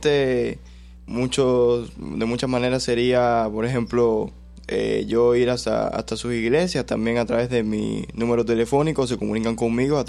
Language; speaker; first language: Spanish; native; Spanish